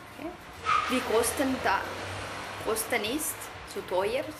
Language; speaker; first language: German; non-native, learner; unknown